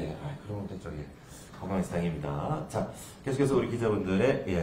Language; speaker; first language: Korean; native; Korean